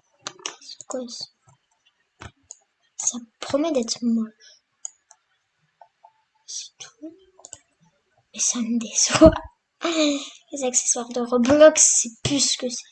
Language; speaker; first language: French; native; French